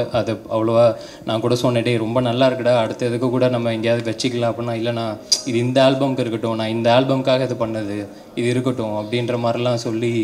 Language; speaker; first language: Tamil; native; Tamil